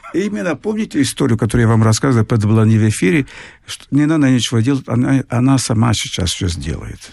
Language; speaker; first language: Russian; non-native, fluent; Portuguese